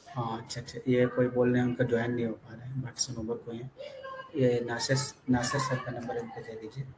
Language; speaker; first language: Hindi; native; Hindi